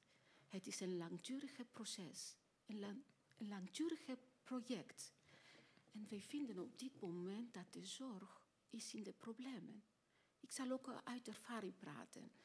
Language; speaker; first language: Dutch; non-native, learner; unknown